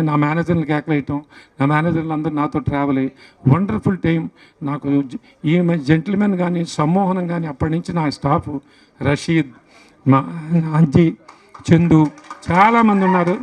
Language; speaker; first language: Telugu; native; Telugu